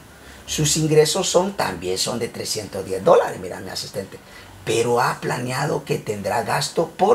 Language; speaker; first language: Spanish; native; Spanish